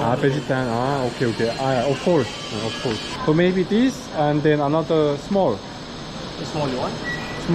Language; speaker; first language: English; non-native, fluent; Finnish